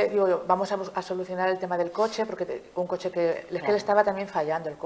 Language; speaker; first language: Spanish; native; Spanish